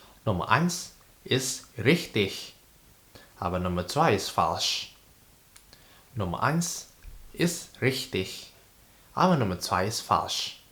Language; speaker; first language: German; non-native, fluent; Indonesian